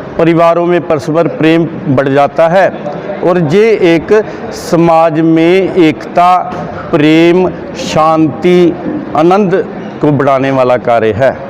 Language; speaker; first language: Hindi; non-native, local second language; Punjabi